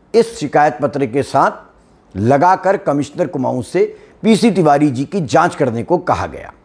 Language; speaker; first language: Hindi; native; Hindi